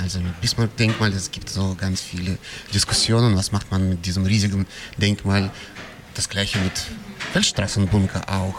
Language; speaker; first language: German; non-native, fluent; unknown